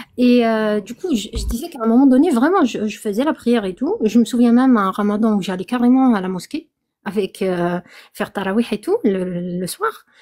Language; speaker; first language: French; non-native, local second language; Kabyle